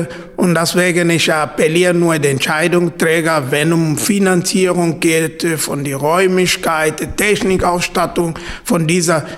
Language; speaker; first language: German; non-native, fluent; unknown